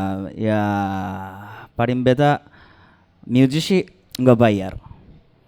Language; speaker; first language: Indonesian; non-native, learner; Japanese